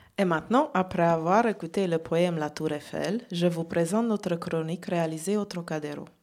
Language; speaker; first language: French; non-native, learner; Hungarian